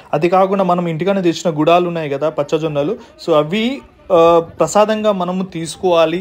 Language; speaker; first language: Telugu; non-native, local second language; Lambadi